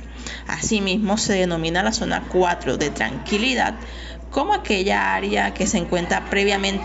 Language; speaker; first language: Spanish; native; Spanish